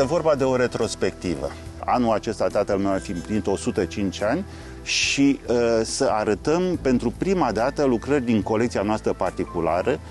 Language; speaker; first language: Romanian; native; Romanian